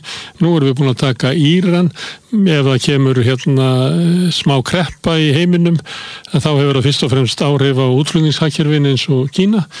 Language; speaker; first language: Icelandic; native; Icelandic